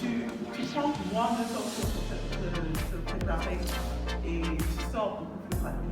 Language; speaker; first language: French; non-native, local second language; Kinyarwanda